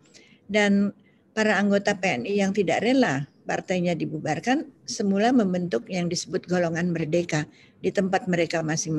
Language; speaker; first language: Indonesian; native; Indonesian